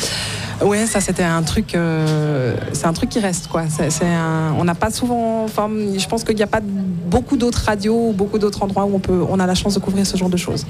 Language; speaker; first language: French; native; French